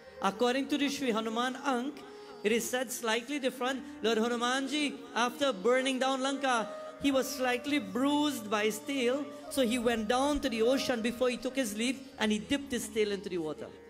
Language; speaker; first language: English; native; English